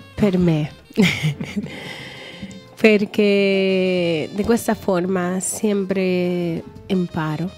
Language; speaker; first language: Italian; non-native, learner; Spanish